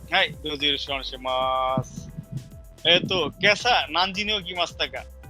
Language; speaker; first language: Japanese; non-native, fluent; Bangla